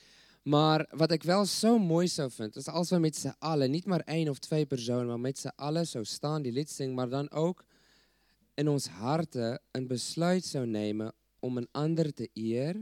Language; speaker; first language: Dutch; non-native, fluent; English